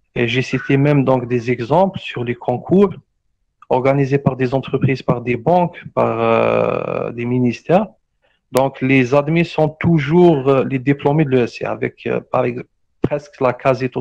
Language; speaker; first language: French; non-native, local second language; Arabic